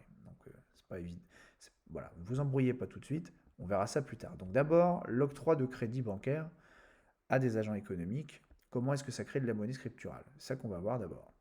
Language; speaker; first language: French; native; French